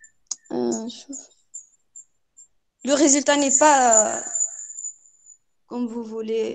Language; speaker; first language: French; non-native, local second language; Arabic